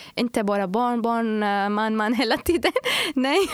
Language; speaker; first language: Swedish; non-native, fluent; Arabic